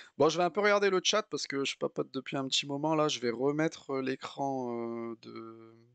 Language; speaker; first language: French; native; French